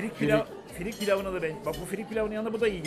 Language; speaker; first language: Turkish; native; Turkish